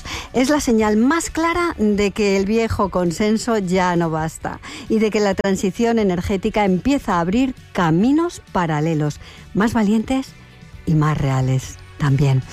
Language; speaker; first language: Spanish; native; Spanish